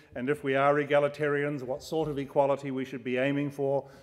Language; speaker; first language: English; native; English